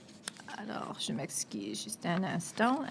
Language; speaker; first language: French; non-native, local second language; English